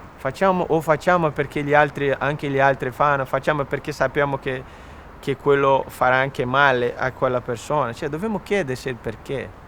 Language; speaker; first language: Italian; non-native, fluent; Portuguese